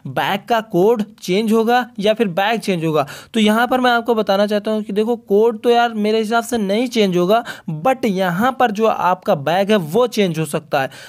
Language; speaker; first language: Hindi; native; Hindi